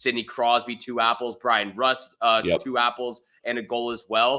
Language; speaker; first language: English; native; English